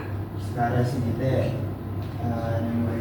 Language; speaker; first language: Japanese; non-native, learner; Indonesian